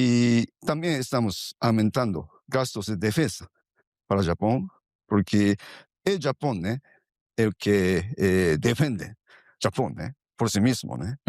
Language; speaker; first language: Portuguese; non-native, fluent; Japanese